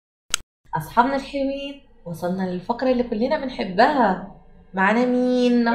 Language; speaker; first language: Arabic; native; Arabic